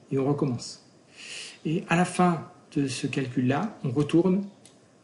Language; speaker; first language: French; native; French